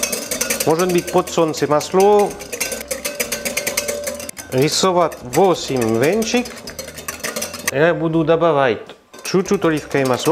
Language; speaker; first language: Russian; non-native, learner; French